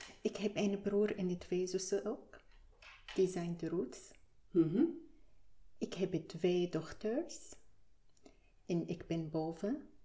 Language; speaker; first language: Dutch; non-native, learner; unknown